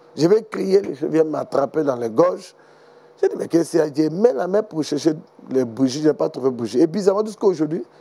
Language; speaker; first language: French; non-native, learner; Igbo